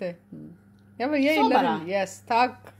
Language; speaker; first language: Swedish; non-native, learner; Punjabi